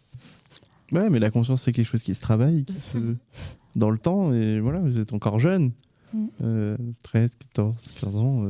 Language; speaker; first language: French; native; French